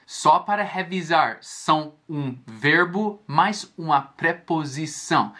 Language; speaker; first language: Portuguese; non-native, fluent; English